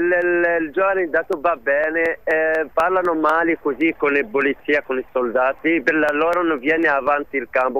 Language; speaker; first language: Italian; non-native, learner; Arabic